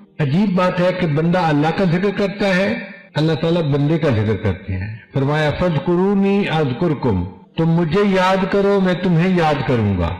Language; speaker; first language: Urdu; non-native, local second language; Punjabi